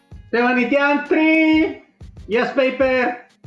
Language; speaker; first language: Spanish; native; Spanish